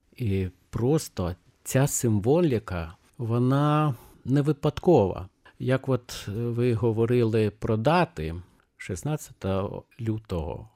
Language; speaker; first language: Ukrainian; non-native, fluent; Lithuanian